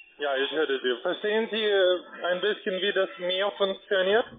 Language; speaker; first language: German; non-native, learner; Russian